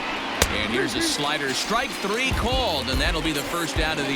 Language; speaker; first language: English; native; English